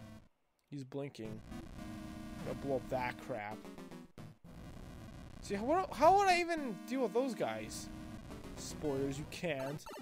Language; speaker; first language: English; native; English